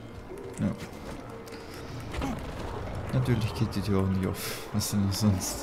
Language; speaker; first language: German; native; German